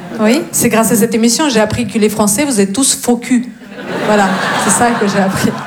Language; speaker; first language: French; non-native, fluent; Russian